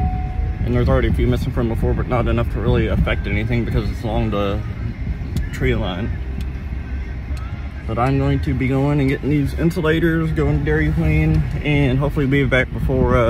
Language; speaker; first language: English; native; English